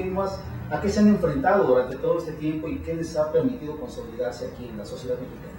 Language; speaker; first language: Spanish; native; Spanish